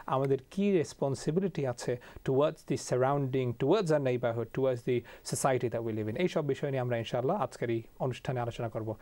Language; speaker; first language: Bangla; early bilingual, heritage; Bangla